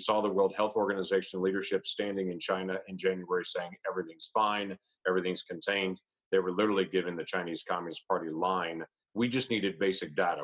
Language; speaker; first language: English; native; English